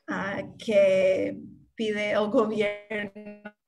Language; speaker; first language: Spanish; non-native, fluent; English